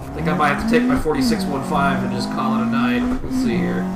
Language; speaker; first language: English; native; English